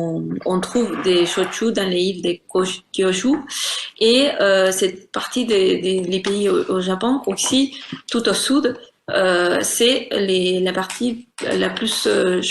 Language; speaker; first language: French; non-native, fluent; Spanish